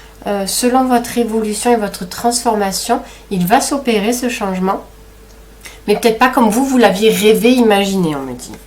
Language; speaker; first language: French; native; French